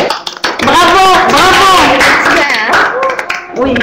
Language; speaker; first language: French; non-native, learner; Greek